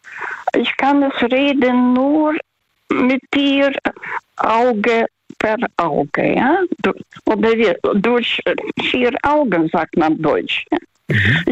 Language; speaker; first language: German; non-native, fluent; Russian